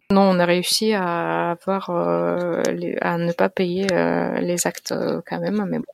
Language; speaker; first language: French; non-native, fluent; Russian